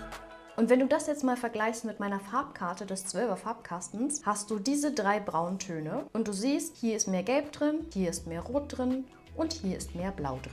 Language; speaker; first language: German; native; German